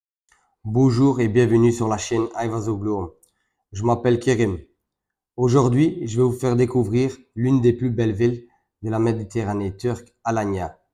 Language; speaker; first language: French; non-native, fluent; Turkish